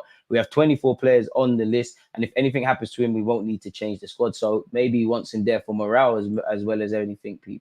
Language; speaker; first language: English; native; English